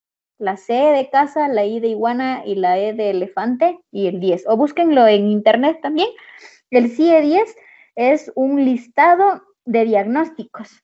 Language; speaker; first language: Spanish; native; Spanish